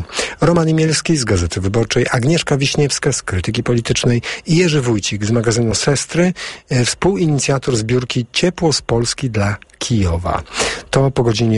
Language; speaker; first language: Polish; native; Polish